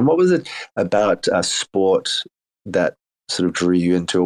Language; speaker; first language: English; native; English